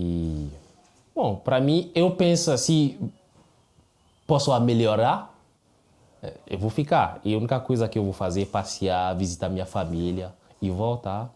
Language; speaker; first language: Portuguese; non-native, fluent; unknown